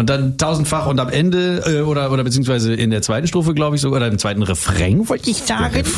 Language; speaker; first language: German; native; German